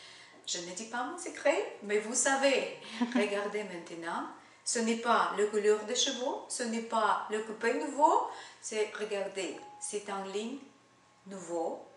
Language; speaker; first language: French; non-native, learner; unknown